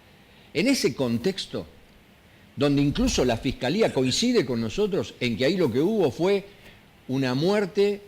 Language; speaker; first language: Spanish; native; Spanish